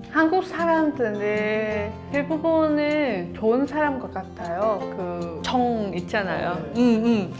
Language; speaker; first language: Korean; non-native, learner; Vietnamese